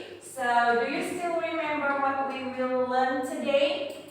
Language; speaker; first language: English; non-native, fluent; Indonesian